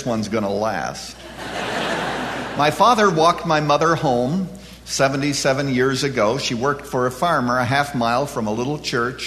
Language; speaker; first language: English; native; English